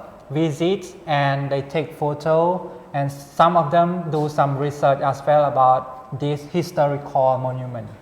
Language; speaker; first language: English; non-native, fluent; Khmer